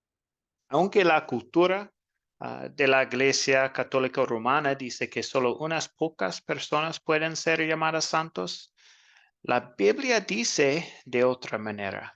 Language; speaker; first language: Spanish; non-native, fluent; English